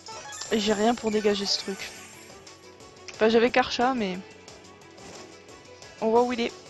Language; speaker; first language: French; native; French